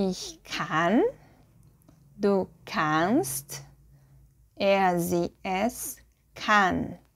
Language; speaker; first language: German; non-native, fluent; Portuguese